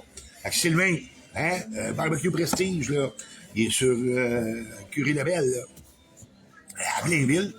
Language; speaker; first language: French; native; French